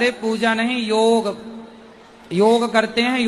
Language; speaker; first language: Hindi; native; Hindi